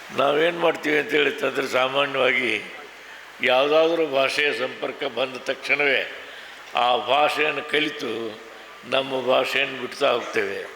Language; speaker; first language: Kannada; native; Kannada